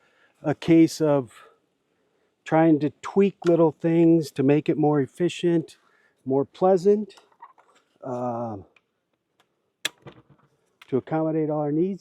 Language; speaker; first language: English; native; English